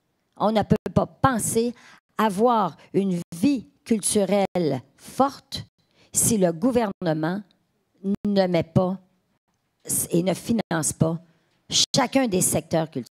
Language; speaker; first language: French; native; French